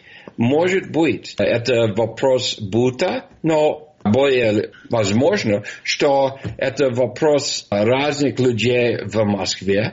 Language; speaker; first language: Russian; non-native, fluent; English